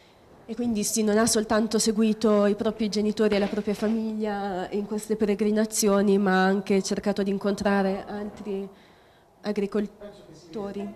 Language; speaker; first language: Italian; native; Italian